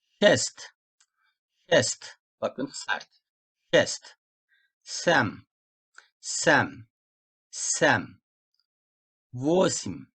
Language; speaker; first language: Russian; non-native, fluent; Turkish